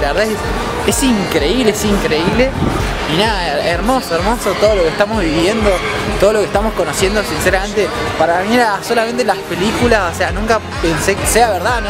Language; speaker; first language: Spanish; native; Spanish